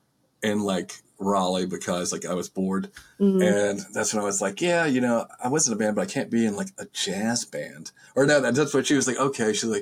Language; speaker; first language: English; native; English